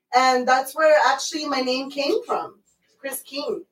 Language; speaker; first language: English; early bilingual, other home language; Spanish